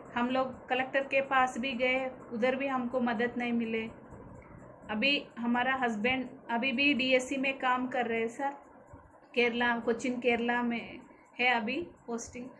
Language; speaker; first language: Hindi; non-native, local second language; Telugu